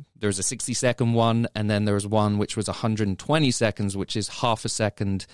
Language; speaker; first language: English; native; English